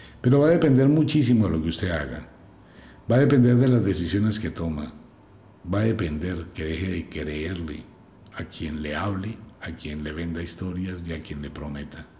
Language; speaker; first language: Spanish; native; Spanish